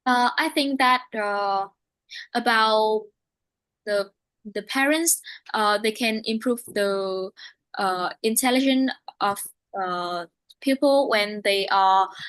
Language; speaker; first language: English; non-native, learner; Vietnamese